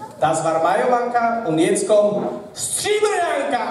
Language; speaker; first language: German; non-native, learner; Slovak